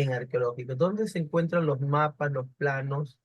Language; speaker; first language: Spanish; native; Spanish